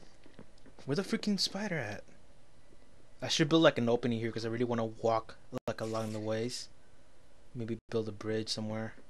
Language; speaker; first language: English; native; English